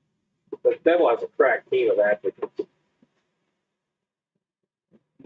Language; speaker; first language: English; native; English